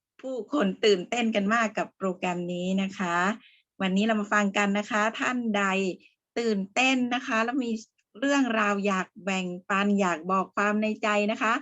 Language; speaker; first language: Thai; native; Thai